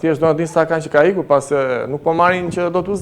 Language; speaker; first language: Albanian; native; Albanian